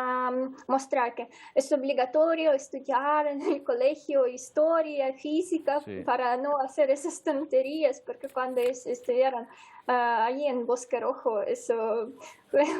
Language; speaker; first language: Spanish; non-native, fluent; Ukrainian